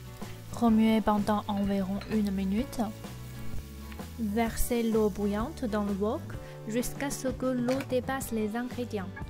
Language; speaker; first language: French; non-native, fluent; Chinese